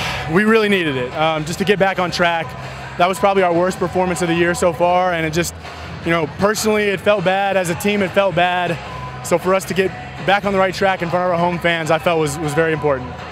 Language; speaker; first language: English; native; English